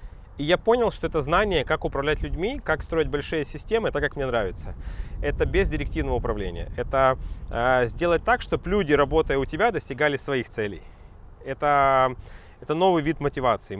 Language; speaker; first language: Russian; native; Russian